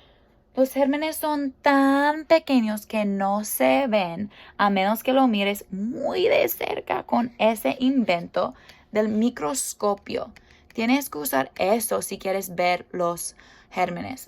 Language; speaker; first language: Spanish; non-native, fluent; English